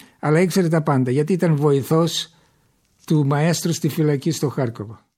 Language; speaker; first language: Greek; early bilingual, heritage; Greek